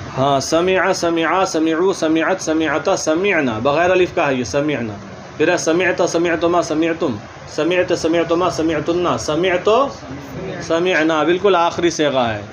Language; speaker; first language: Urdu; native; Urdu